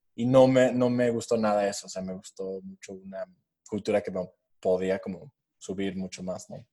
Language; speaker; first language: Spanish; non-native, fluent; English